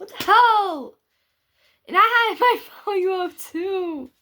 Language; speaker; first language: English; native; English